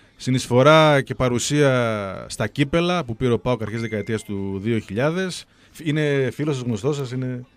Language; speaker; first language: Greek; native; Greek